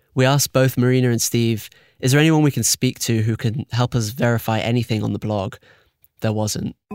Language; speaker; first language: English; native; English